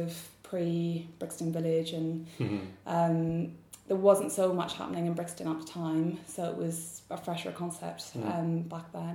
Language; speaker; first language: English; native; English